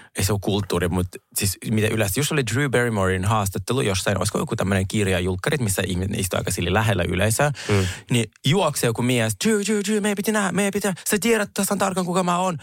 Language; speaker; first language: Finnish; non-native, fluent; Russian